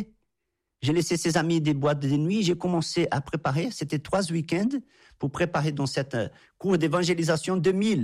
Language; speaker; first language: French; non-native, fluent; Portuguese